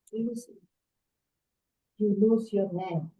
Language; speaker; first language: English; non-native, learner; German